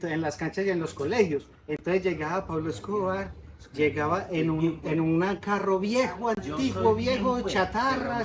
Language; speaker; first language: Spanish; native; Spanish